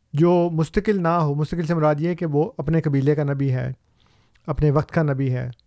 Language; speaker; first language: Urdu; native; Urdu